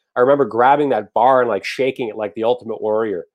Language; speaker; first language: English; native; English